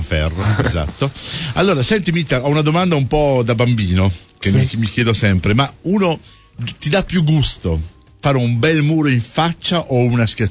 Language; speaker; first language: Italian; native; Italian